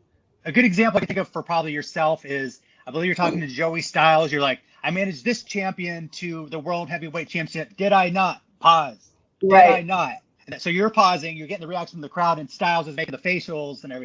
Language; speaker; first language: English; native; English